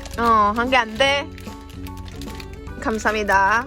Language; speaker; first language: Korean; non-native, learner; Filipino